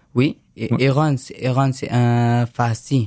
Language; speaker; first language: French; non-native, learner; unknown